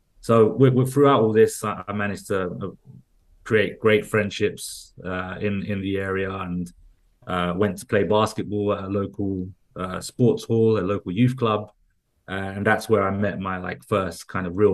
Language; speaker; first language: English; native; English